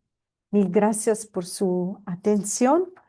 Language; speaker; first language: Spanish; non-native, fluent; Italian